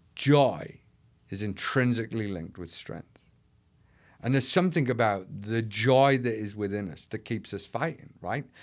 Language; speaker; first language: English; native; English